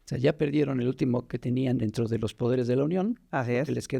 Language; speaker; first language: Spanish; native; Spanish